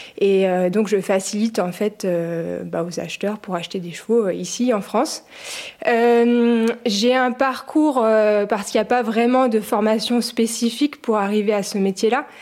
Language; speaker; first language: French; native; French